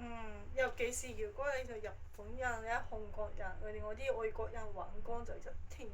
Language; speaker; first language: Cantonese; non-native, fluent; Japanese